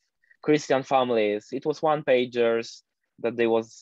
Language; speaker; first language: English; non-native, fluent; Polish